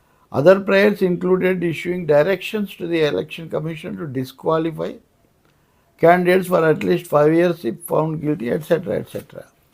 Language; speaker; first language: English; non-native, local second language; Telugu